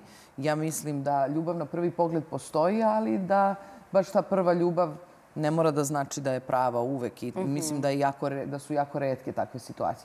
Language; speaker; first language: Serbian; native; Serbian